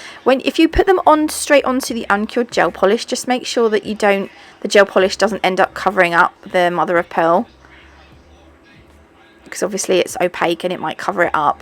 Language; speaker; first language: English; native; English